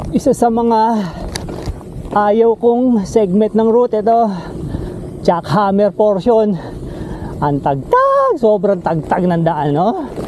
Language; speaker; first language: Filipino; native; Filipino